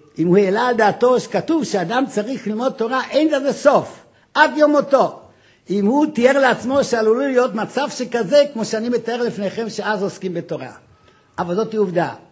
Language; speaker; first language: Hebrew; non-native, fluent; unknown